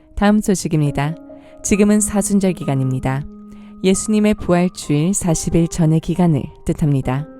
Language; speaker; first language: Korean; native; Korean